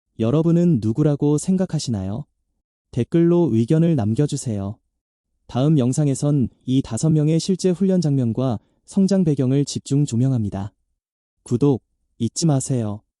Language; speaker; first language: Korean; native; Korean